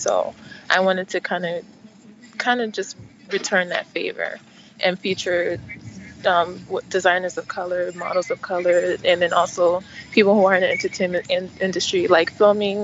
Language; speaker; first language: English; native; English